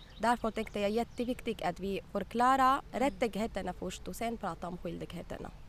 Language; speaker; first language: Swedish; non-native, learner; Arabic